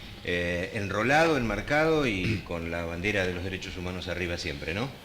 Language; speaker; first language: Spanish; native; Spanish